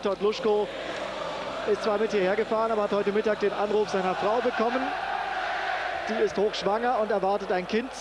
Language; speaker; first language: German; native; German